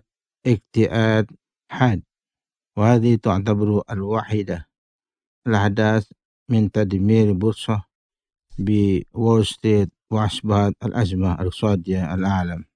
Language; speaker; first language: Arabic; non-native, fluent; Indonesian